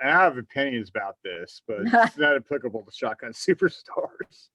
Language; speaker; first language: English; native; English